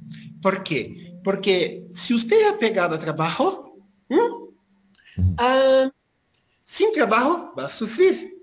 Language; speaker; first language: Portuguese; non-native, fluent; Spanish